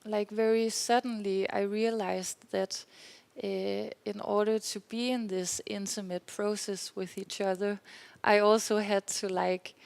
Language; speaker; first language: English; non-native, fluent; Danish